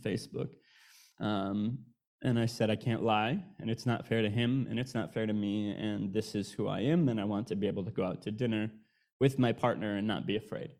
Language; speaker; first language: English; native; English